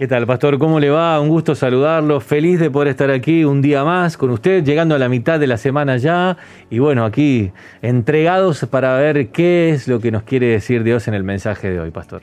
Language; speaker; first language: Spanish; native; Spanish